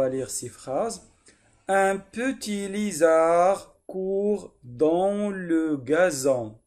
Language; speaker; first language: French; non-native, fluent; Arabic